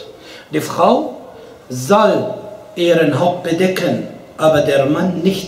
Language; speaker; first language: German; non-native, fluent; Arabic